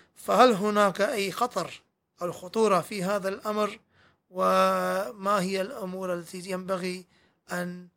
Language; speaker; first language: Arabic; non-native, fluent; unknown